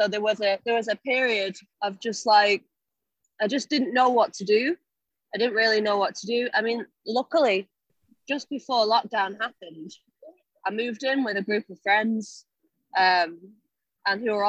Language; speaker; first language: English; native; English